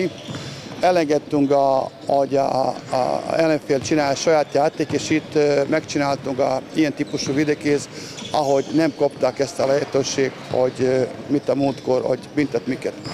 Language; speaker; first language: Hungarian; non-native, learner; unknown